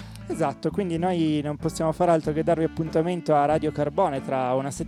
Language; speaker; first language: Italian; native; Italian